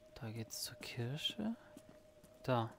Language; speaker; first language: German; native; German